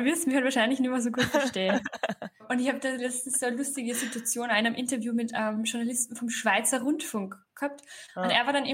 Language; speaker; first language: German; native; German